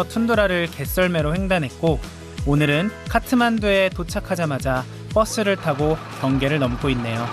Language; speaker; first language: Korean; native; Korean